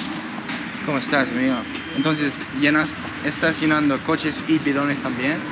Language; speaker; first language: Spanish; non-native, learner; English